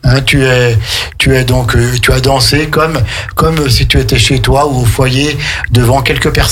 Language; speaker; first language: French; native; French